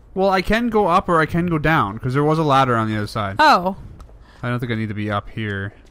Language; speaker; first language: English; native; English